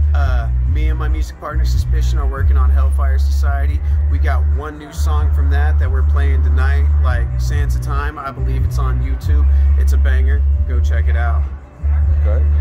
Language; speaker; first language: English; native; English